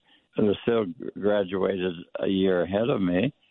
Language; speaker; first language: English; native; English